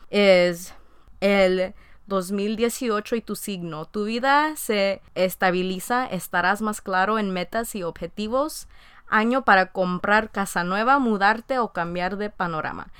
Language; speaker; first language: Spanish; early bilingual, heritage; Spanish